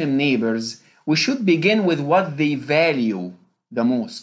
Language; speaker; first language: English; non-native, fluent; Arabic